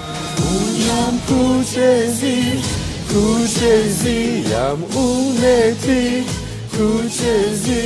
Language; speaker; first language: Albanian; non-native, learner; French